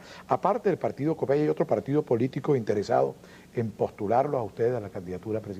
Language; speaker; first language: Spanish; native; Spanish